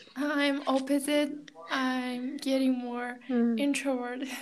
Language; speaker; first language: English; non-native, learner; Kazakh